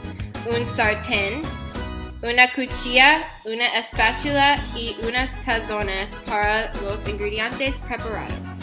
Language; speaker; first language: Spanish; non-native, learner; English